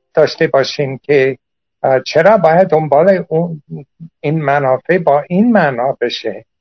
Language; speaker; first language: Persian; non-native, fluent; English